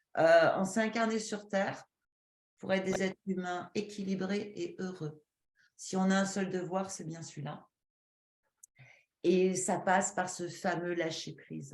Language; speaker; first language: French; native; French